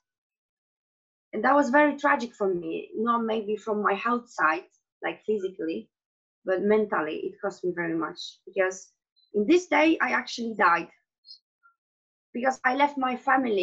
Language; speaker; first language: English; non-native, fluent; Polish